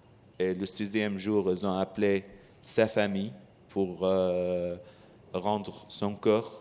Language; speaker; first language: French; non-native, learner; Arabic